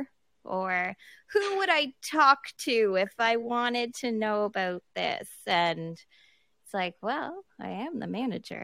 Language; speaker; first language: English; native; English